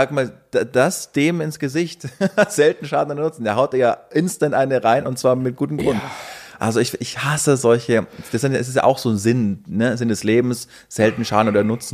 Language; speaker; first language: German; native; German